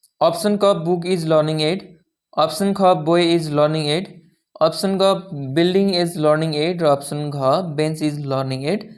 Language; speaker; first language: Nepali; native; Nepali